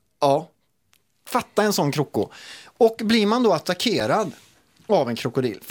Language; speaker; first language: Swedish; native; Swedish